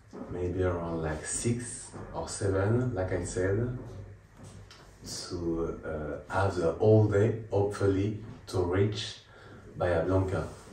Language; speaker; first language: English; non-native, fluent; French